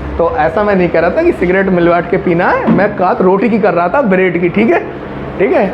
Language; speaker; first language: Hindi; native; Hindi